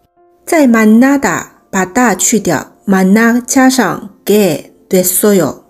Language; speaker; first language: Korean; non-native, learner; Chinese